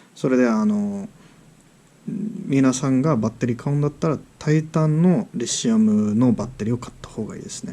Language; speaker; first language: Japanese; early bilingual, heritage; English